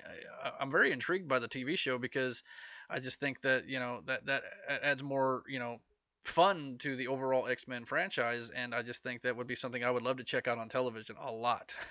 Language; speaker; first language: English; native; English